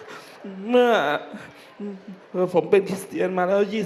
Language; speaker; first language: Thai; non-native, local second language; Hmong